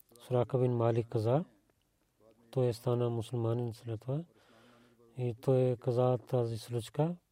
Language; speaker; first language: Bulgarian; non-native, learner; Urdu